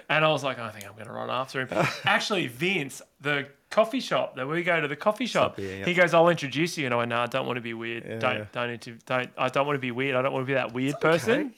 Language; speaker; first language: English; native; English